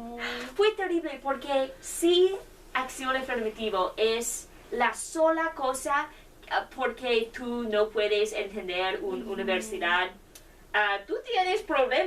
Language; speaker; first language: Spanish; non-native, learner; English